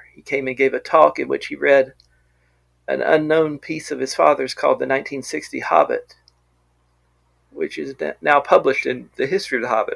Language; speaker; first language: English; native; English